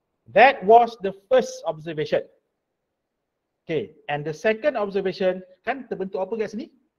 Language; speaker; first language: English; non-native, local second language; Malay